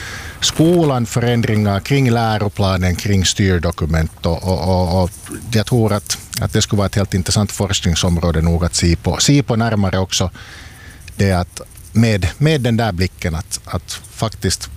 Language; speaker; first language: Swedish; native; Swedish